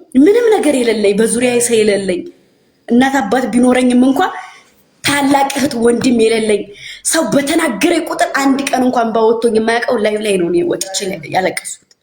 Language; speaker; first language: Amharic; native; Amharic